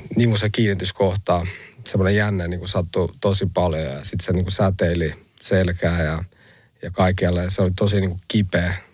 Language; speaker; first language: Finnish; early bilingual, other home language; Albanian